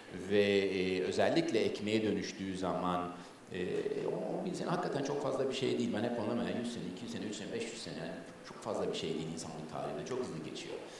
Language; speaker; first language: Turkish; native; Turkish